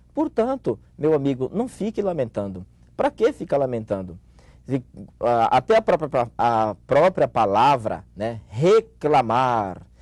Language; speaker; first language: Portuguese; native; Portuguese